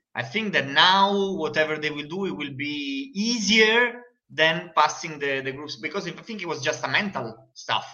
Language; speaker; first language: English; non-native, fluent; Italian